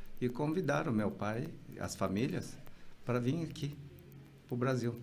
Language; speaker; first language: Portuguese; early bilingual, other home language; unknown